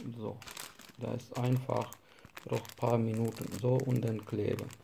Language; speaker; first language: German; non-native, learner; Urdu